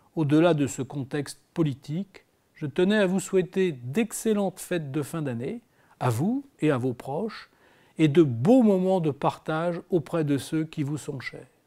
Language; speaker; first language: French; native; French